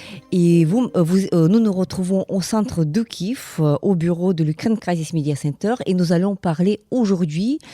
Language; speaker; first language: French; non-native, fluent; Ukrainian